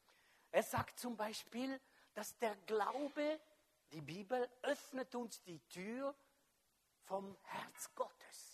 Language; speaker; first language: German; non-native, fluent; French